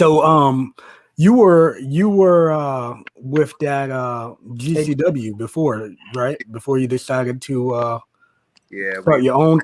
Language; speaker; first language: English; native; English